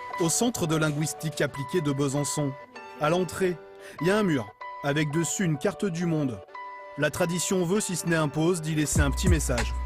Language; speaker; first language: French; native; French